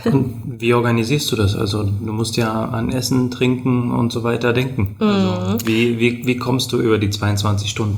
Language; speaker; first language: German; native; German